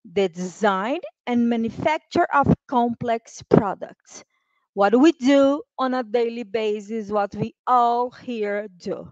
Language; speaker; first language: English; non-native, fluent; Portuguese